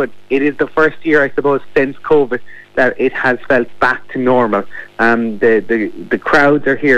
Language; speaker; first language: English; native; English